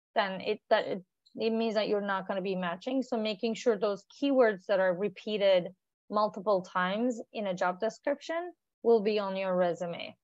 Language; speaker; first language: English; non-native, fluent; Turkish